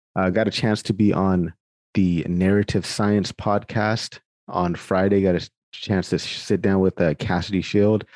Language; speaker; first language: English; native; English